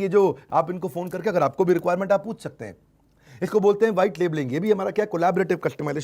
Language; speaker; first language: Hindi; native; Hindi